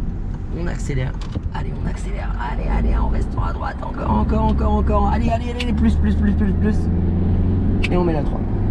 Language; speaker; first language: French; native; French